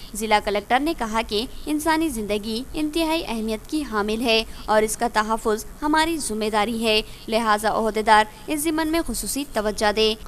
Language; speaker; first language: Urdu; native; Urdu